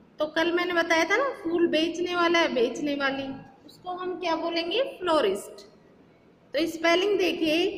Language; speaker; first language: Hindi; native; Hindi